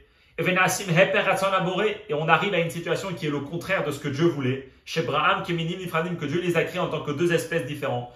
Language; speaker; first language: French; native; French